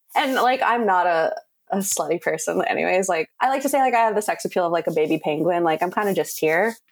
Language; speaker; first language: English; native; English